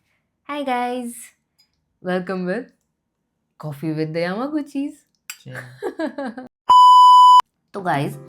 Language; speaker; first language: English; non-native, local second language; Hindi